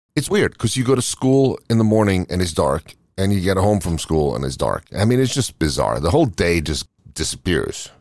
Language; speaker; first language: English; non-native, fluent; Norwegian